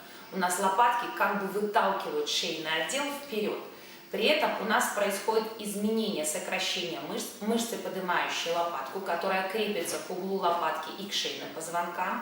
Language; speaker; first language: Russian; native; Russian